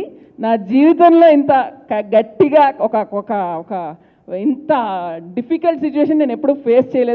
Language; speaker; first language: Telugu; native; Telugu